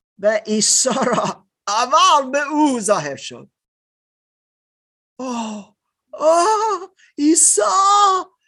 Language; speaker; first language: Persian; non-native, learner; German